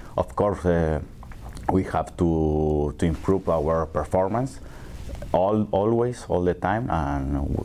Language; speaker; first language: English; non-native, learner; Spanish